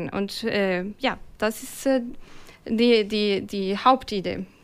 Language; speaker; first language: German; non-native, fluent; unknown